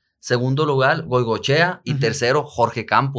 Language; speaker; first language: Spanish; native; Spanish